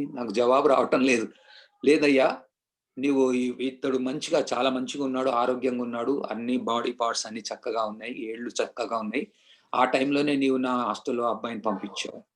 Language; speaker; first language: Telugu; non-native, local second language; Hindi